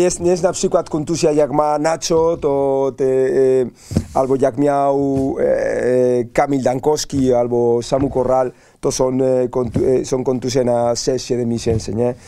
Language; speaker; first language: Polish; non-native, learner; Spanish